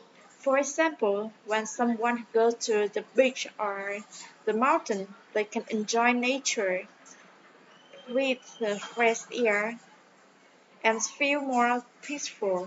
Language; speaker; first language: English; non-native, learner; Vietnamese